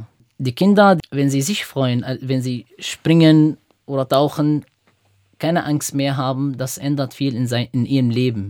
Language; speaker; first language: German; non-native, fluent; Arabic